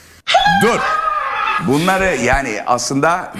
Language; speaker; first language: Turkish; native; Turkish